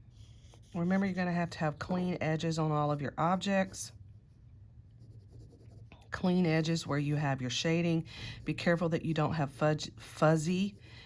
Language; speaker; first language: English; native; English